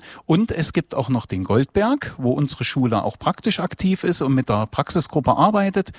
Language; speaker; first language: German; native; German